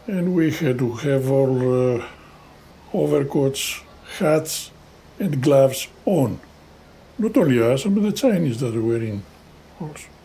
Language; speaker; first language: English; non-native, fluent; Greek